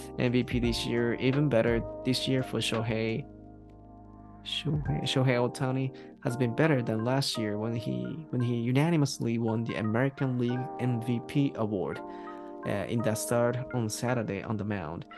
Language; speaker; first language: English; non-native, fluent; Japanese